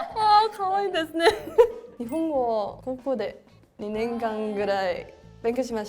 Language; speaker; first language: Japanese; non-native, learner; Indonesian